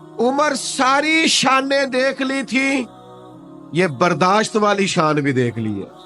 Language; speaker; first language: Urdu; non-native, local second language; Punjabi